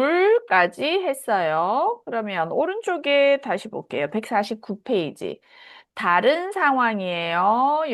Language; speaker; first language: Korean; native; Korean